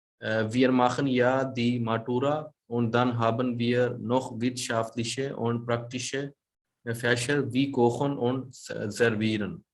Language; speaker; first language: German; non-native, fluent; Urdu